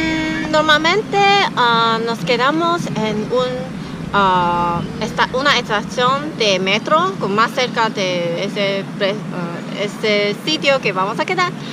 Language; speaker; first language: Spanish; non-native, learner; Chinese